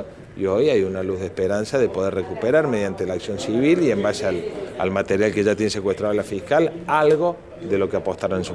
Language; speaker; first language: Spanish; native; Spanish